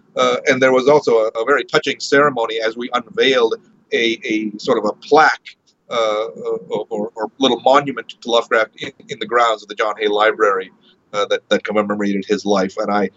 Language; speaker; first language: English; early bilingual, other home language; Marathi